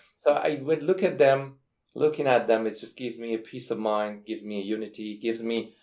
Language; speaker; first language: English; non-native, fluent; Persian